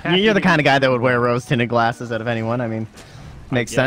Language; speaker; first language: English; native; English